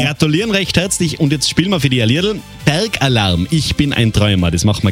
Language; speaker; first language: German; native; German